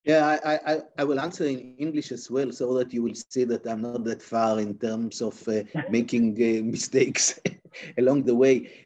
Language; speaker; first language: English; non-native, fluent; Hebrew